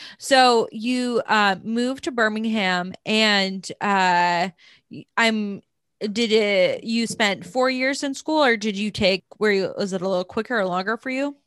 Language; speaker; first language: English; native; English